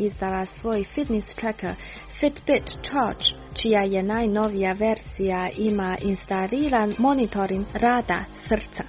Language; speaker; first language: Croatian; native; Croatian